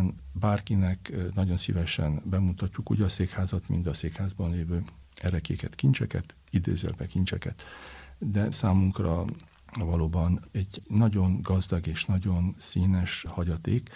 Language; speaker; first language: Hungarian; native; Hungarian